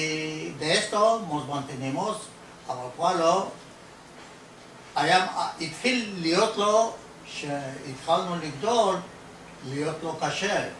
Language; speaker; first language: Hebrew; non-native, fluent; Ladino